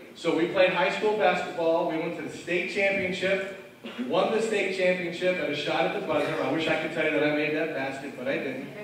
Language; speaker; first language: English; native; English